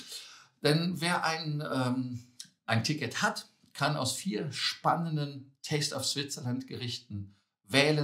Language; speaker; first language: German; native; German